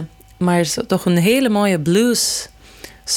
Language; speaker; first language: Dutch; non-native, fluent; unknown